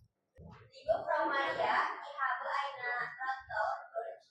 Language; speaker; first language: German; non-native, learner; Indonesian